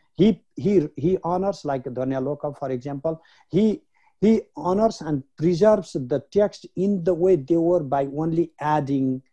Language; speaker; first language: English; non-native, local second language; Nepali